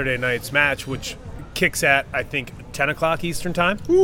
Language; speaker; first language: English; native; English